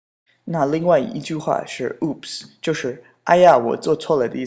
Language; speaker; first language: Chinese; non-native, fluent; English